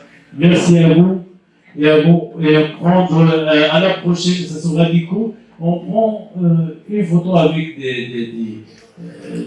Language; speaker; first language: French; non-native, local second language; Arabic